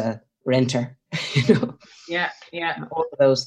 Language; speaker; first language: English; native; English